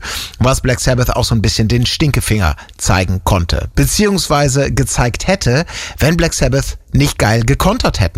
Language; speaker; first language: German; native; German